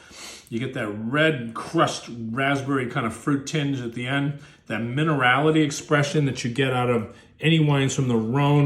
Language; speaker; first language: English; native; English